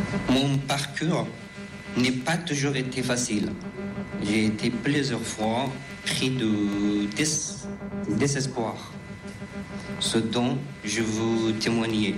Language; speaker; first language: French; non-native, fluent; Persian